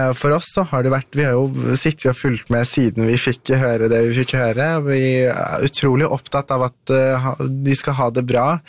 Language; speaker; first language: Norwegian; early bilingual, other home language; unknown